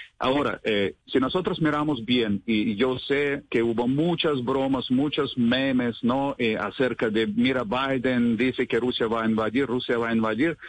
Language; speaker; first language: Spanish; non-native, fluent; Russian